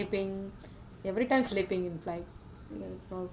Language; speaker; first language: English; non-native, learner; Tamil